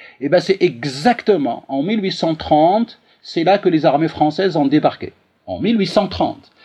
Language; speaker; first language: French; non-native, local second language; Arabic